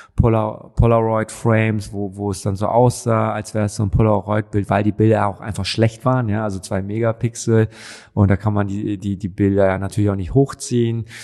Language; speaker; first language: German; native; German